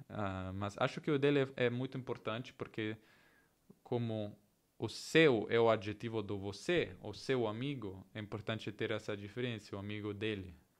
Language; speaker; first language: Portuguese; non-native, learner; Italian